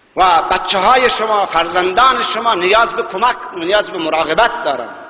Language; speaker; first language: Persian; non-native, local second language; Baluchi